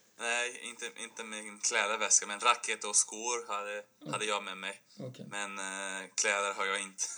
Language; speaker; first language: Swedish; non-native, fluent; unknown